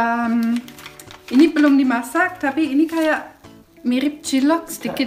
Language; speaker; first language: Indonesian; non-native, fluent; German